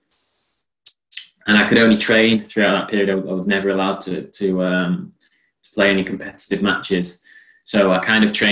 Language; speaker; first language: English; native; English